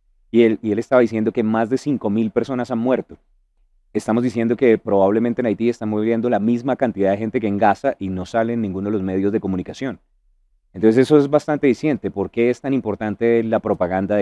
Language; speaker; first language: Spanish; native; Spanish